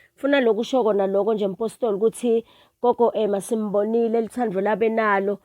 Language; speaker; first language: Zulu; non-native, local second language; Swati